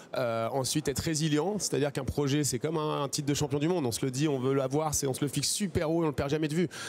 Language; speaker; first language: French; native; French